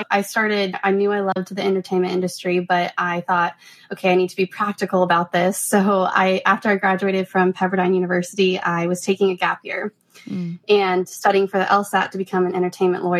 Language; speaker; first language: English; native; English